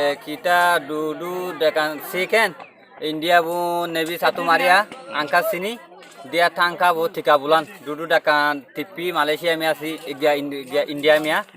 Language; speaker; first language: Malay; non-native, learner; Rohingya